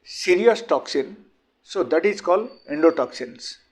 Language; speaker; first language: English; non-native, local second language; Telugu